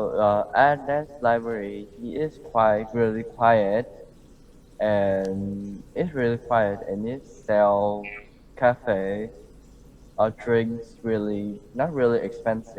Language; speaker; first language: English; non-native, learner; Vietnamese